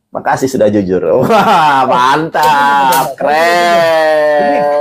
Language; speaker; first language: Indonesian; native; Indonesian